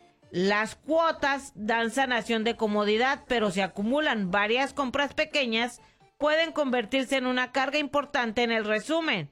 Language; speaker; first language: Spanish; native; Spanish